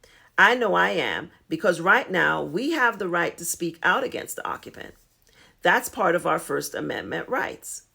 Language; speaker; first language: English; native; English